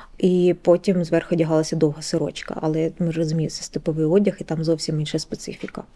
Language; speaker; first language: Ukrainian; native; Ukrainian